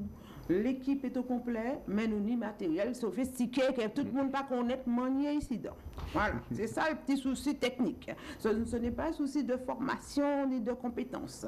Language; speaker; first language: French; native; French